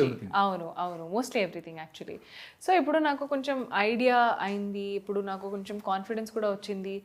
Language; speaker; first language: Telugu; non-native, fluent; Hindi